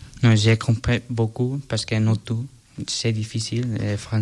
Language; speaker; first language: French; non-native, learner; Spanish